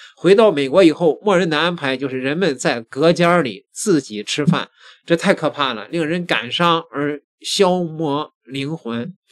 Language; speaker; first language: Chinese; native; Chinese